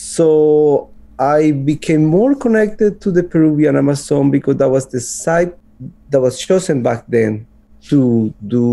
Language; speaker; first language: English; non-native, fluent; Spanish